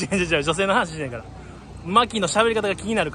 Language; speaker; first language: Japanese; native; Japanese